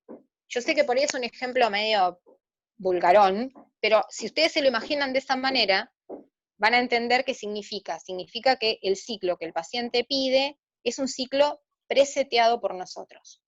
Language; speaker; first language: Spanish; native; Spanish